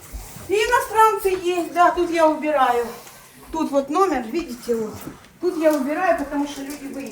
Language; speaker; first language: Russian; native; Russian